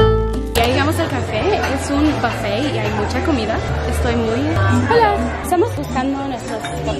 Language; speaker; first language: Spanish; early bilingual, heritage; Spanish